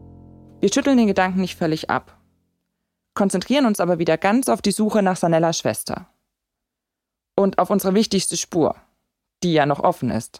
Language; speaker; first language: German; native; German